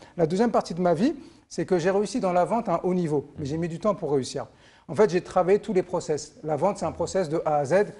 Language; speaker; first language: French; native; French